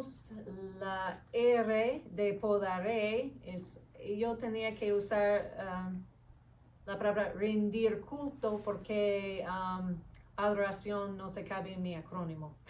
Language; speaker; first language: Spanish; non-native, fluent; English